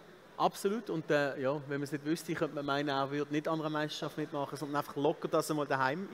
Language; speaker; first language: German; native; German